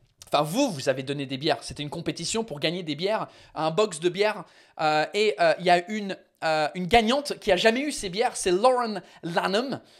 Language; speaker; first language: French; non-native, fluent; English